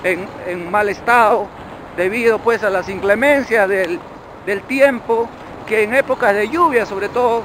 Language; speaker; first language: Spanish; native; Spanish